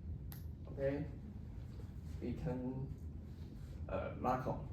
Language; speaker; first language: English; non-native, learner; Chinese